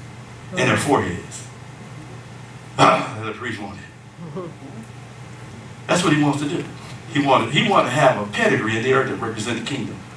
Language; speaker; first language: English; native; English